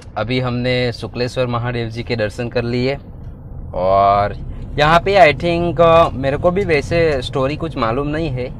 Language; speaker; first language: Hindi; non-native, local second language; Gujarati